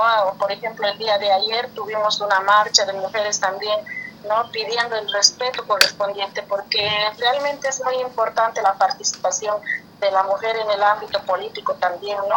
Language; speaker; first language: Spanish; native; Spanish